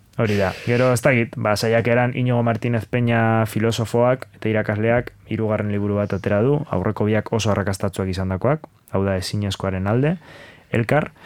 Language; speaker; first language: Basque; native; Basque